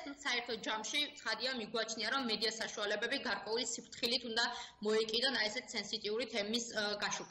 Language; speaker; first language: Georgian; native; Georgian